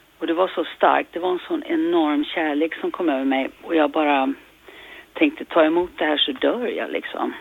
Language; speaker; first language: Swedish; native; Swedish